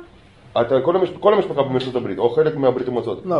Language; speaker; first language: Hebrew; non-native, fluent; English